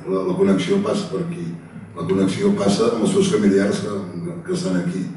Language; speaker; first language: Catalan; native; Catalan